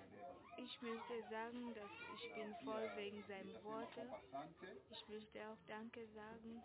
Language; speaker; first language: German; non-native, learner; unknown